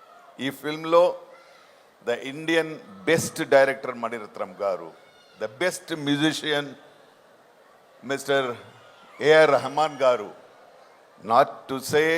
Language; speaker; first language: Telugu; non-native, fluent; Tamil